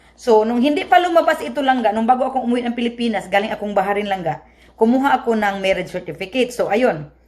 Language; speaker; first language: Filipino; non-native, local second language; Cebuano